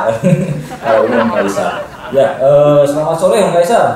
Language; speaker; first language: Indonesian; non-native, local second language; Javanese